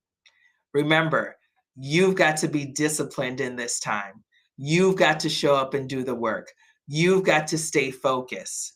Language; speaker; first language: English; native; English